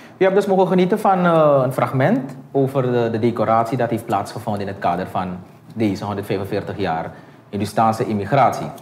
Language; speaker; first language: Dutch; native; Dutch